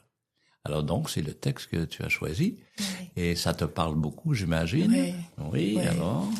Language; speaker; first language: French; native; French